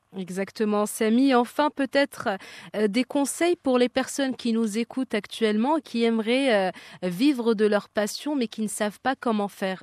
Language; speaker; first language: French; native; French